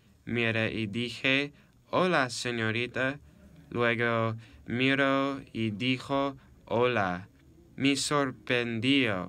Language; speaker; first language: Spanish; non-native, learner; English